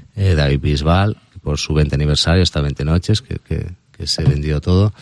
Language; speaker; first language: Spanish; native; Spanish